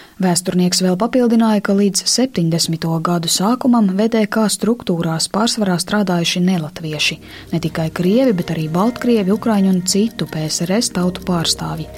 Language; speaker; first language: Latvian; native; Latvian